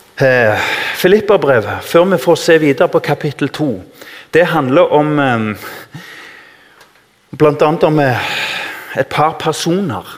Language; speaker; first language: Norwegian; native; Norwegian